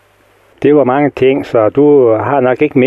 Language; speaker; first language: Danish; native; Danish